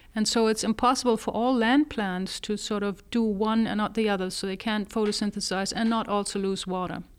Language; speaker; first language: English; non-native, fluent; German